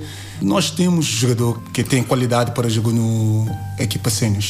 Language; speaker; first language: Portuguese; non-native, learner; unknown